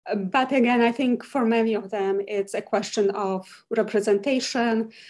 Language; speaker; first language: English; non-native, fluent; Polish